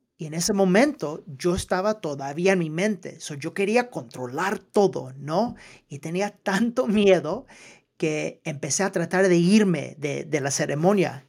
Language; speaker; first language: Spanish; early bilingual, heritage; Spanish